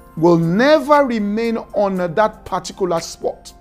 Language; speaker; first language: English; non-native, local second language; Yoruba